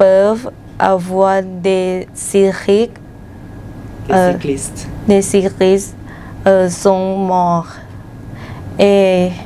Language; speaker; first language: French; non-native, learner; Thai